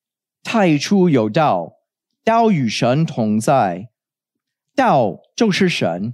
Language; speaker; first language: Chinese; non-native, fluent; English